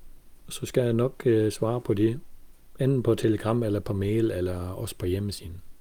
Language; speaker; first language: Danish; non-native, fluent; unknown